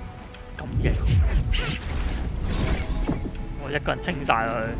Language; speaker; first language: Chinese; native; Chinese